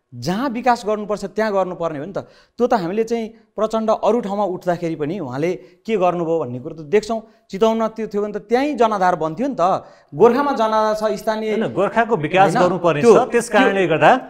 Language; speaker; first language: Nepali; native; Nepali